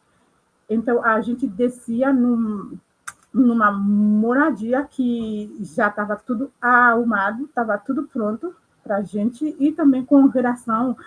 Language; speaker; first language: Portuguese; non-native, local second language; Haitian Creole